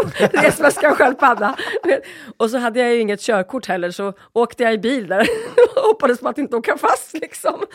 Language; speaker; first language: Swedish; early bilingual, other home language; Polish